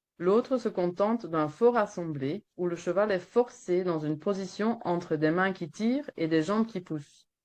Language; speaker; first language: French; non-native, local second language; Dutch